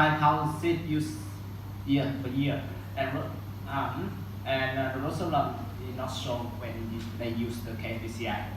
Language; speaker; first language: English; non-native, learner; Vietnamese